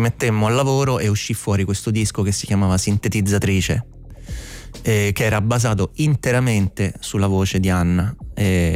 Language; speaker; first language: Italian; native; Italian